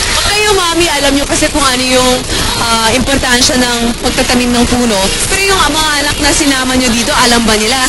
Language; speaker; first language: Filipino; non-native, fluent; Korean